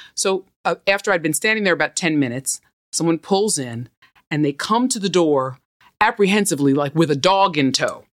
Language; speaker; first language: English; native; English